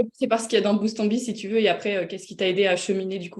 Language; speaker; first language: French; native; French